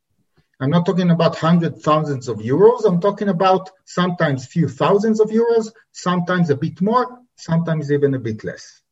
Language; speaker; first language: English; non-native, fluent; Hebrew